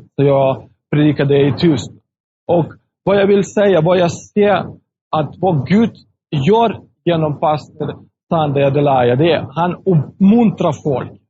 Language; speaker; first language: Swedish; non-native, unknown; Russian